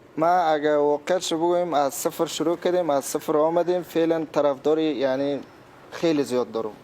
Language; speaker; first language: Persian; non-native, local second language; Turkmen